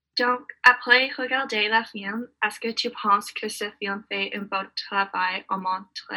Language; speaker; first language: French; non-native, learner; English